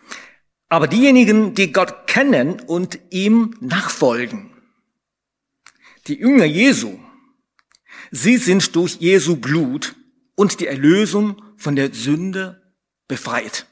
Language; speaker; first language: German; non-native, fluent; Chinese